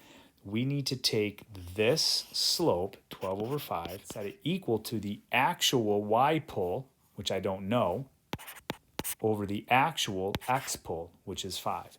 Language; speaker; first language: English; native; English